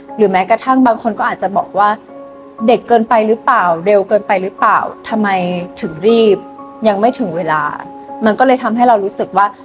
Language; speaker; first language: Thai; native; Thai